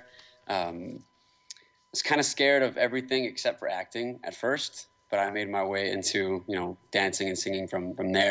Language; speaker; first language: English; native; English